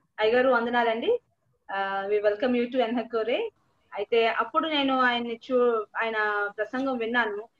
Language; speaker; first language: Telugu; native; Telugu